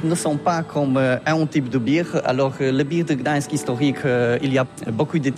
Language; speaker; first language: French; non-native, fluent; Polish